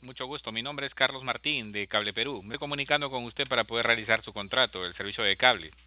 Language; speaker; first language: Spanish; native; Spanish